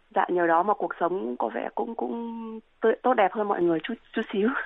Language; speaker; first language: Vietnamese; native; Vietnamese